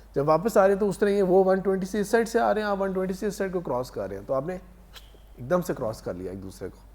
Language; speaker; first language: Urdu; native; Urdu